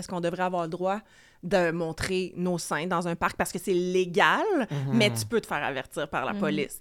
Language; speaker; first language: French; native; French